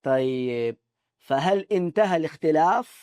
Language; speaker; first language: Arabic; non-native, fluent; Urdu